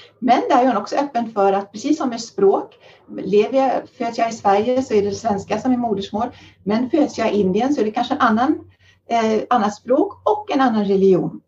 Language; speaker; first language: Swedish; early bilingual, heritage; Swedish